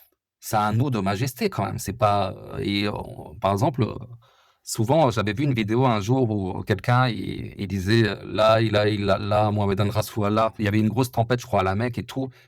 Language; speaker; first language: French; native; French